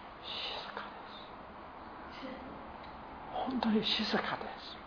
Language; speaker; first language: Japanese; non-native, fluent; English